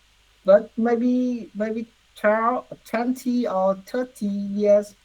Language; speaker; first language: English; non-native, learner; Vietnamese